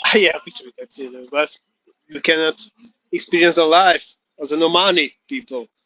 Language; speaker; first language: English; non-native, fluent; Hungarian